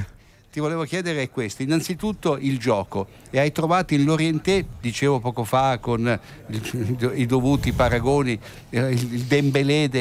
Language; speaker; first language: Italian; native; Italian